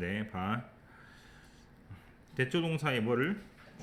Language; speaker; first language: Korean; native; Korean